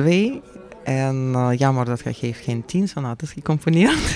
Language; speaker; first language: Dutch; non-native, fluent; Russian